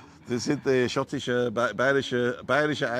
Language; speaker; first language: German; non-native, learner; English